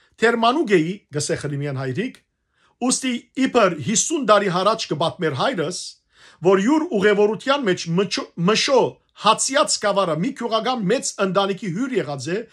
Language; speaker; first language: Armenian; native; Armenian